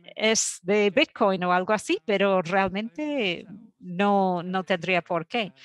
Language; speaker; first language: Spanish; non-native, fluent; Dutch